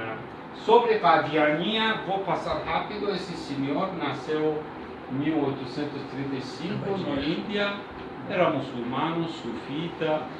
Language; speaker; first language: Portuguese; non-native, learner; Persian